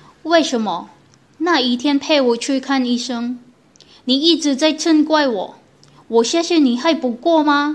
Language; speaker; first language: Chinese; non-native, learner; Filipino